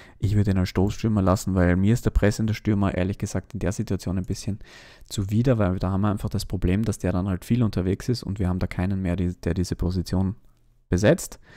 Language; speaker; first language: German; native; German